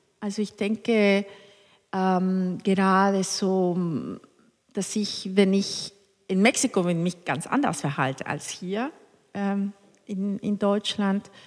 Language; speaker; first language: German; non-native, fluent; Spanish